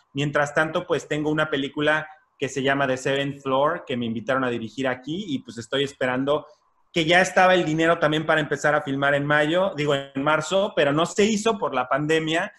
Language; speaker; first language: Spanish; native; Spanish